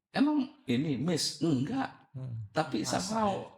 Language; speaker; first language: Indonesian; native; Indonesian